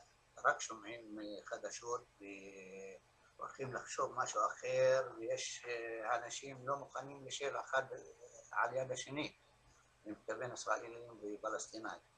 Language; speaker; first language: Hebrew; non-native, local second language; Arabic